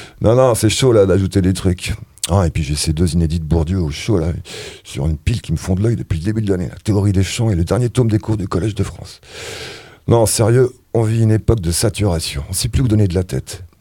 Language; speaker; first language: French; native; French